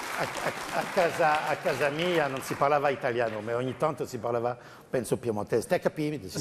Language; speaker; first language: Italian; non-native, fluent; French